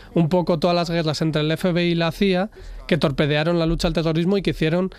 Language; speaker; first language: Spanish; native; Spanish